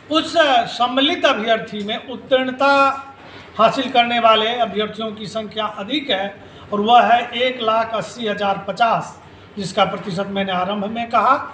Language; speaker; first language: Hindi; native; Hindi